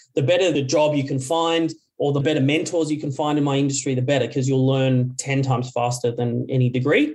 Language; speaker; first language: English; native; English